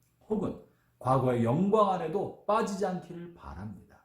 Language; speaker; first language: Korean; native; Korean